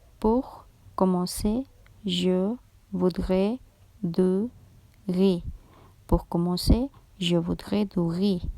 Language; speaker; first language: French; non-native, fluent; Urdu